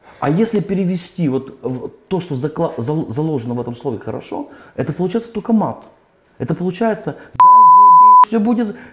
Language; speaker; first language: Russian; native; Russian